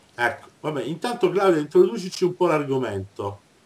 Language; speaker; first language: Italian; native; Italian